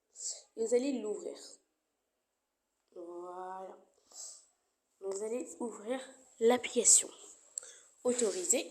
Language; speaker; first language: French; native; French